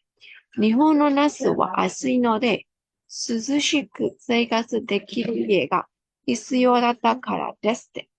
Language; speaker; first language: Japanese; non-native, fluent; Burmese